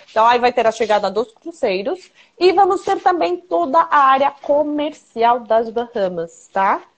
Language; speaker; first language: Portuguese; non-native, fluent; Spanish